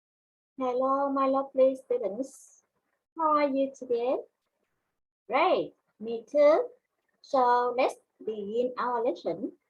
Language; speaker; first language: English; non-native, fluent; Vietnamese